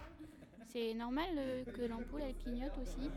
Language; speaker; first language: French; native; French